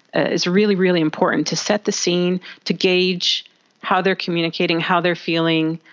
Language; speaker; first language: English; native; English